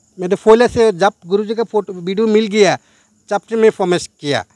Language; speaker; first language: Hindi; non-native, learner; Bangla